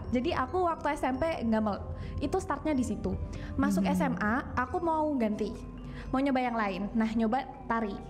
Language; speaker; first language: Indonesian; non-native, local second language; Javanese